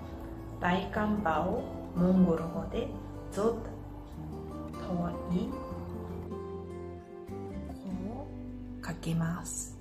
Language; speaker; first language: Japanese; non-native, fluent; Mongolian